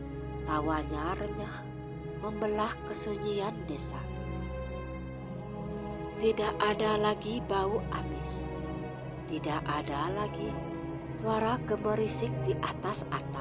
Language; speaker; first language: Indonesian; native; Indonesian